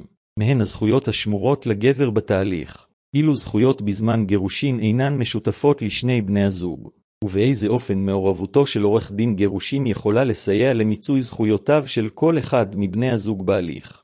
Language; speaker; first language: Hebrew; native; Hebrew